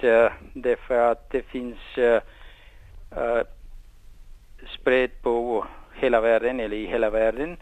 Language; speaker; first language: Swedish; non-native, fluent; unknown